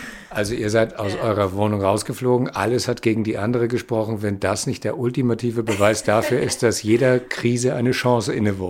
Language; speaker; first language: German; native; German